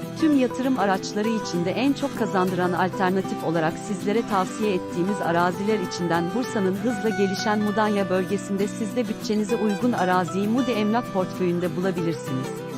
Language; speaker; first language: Turkish; native; Turkish